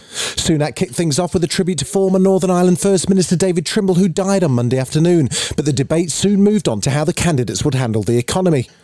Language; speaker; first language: English; native; English